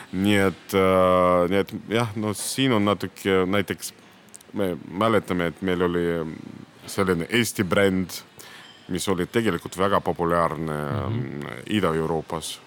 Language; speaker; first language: Estonian; non-native, local second language; Russian